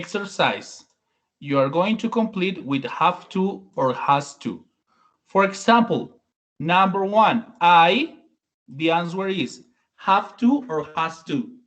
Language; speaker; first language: English; non-native, learner; Spanish